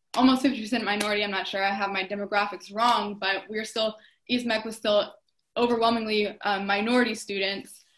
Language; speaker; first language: English; native; English